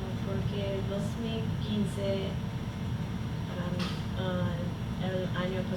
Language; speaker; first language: Spanish; early bilingual, heritage; Spanish